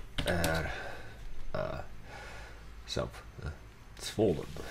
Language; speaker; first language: Swedish; non-native, learner; English